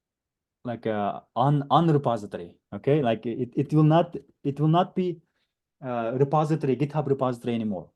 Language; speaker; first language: English; non-native, fluent; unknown